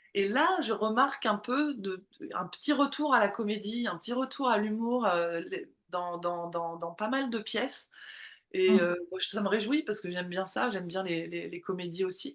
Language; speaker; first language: French; native; French